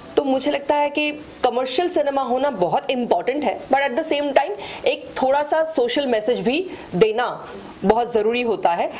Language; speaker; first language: Hindi; non-native, local second language; Kannada